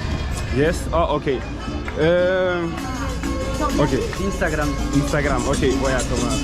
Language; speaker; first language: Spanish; non-native, learner; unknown